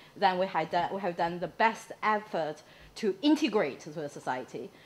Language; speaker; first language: English; non-native, fluent; Chinese